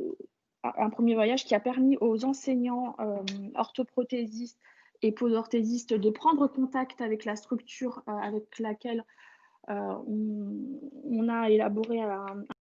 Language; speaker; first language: French; native; French